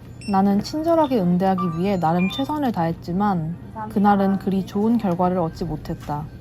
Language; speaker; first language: Korean; native; Korean